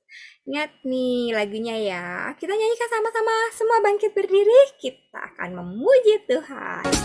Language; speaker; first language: Indonesian; native; Indonesian